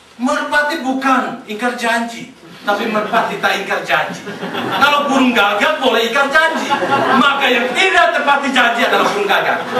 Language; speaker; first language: Indonesian; native; Indonesian